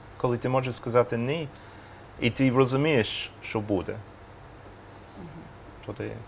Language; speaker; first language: Ukrainian; non-native, learner; English